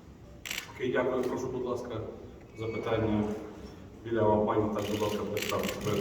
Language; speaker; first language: Ukrainian; native; Ukrainian